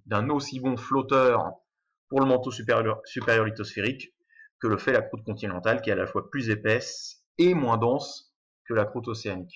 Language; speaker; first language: French; native; French